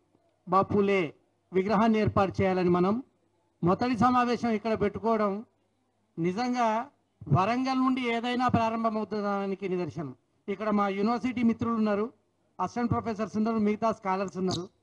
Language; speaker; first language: Telugu; native; Telugu